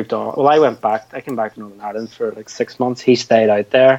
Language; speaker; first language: English; native; English